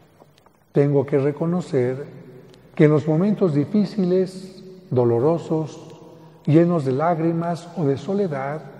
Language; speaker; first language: Spanish; native; Spanish